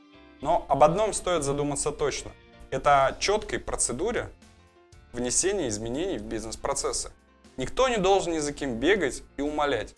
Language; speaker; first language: Russian; native; Russian